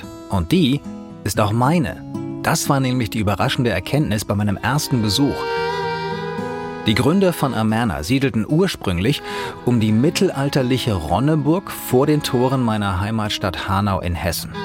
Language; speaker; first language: German; native; German